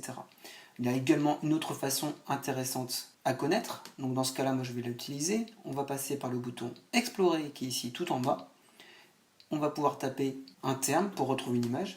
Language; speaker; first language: French; native; French